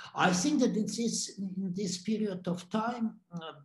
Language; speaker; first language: English; non-native, fluent; Russian